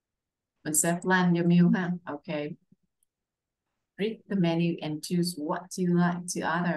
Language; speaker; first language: English; non-native, fluent; Vietnamese